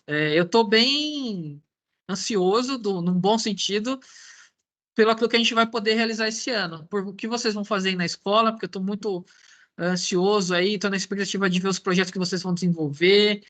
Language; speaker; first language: Portuguese; native; Portuguese